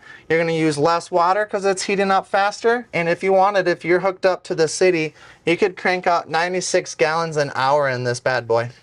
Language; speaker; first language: English; native; English